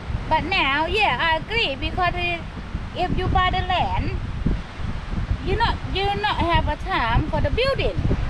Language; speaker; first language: English; non-native, learner; Thai